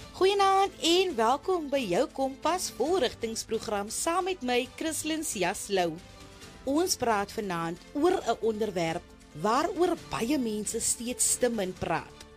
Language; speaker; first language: Afrikaans; native; Afrikaans